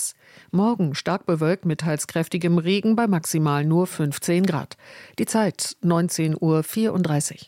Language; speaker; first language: German; native; German